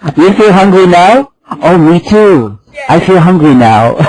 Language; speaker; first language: English; non-native, fluent; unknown